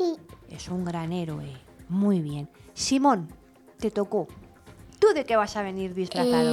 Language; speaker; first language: Spanish; native; Spanish